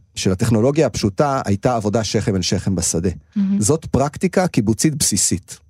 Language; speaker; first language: Hebrew; native; Hebrew